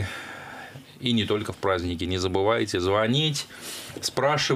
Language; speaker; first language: Russian; non-native, local second language; Azerbaijani